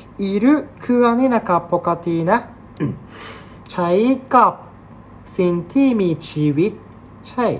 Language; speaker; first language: Thai; non-native, learner; Japanese